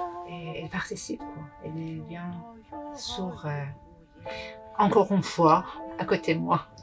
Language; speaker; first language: French; non-native, fluent; Persian